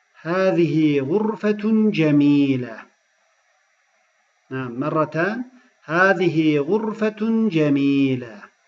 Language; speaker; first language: Arabic; non-native, fluent; Turkish